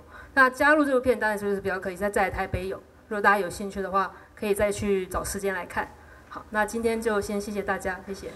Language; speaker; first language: Chinese; native; Chinese